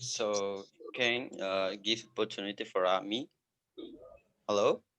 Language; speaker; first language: English; non-native, learner; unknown